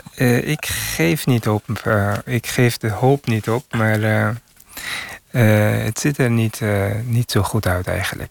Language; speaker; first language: Dutch; non-native, fluent; Persian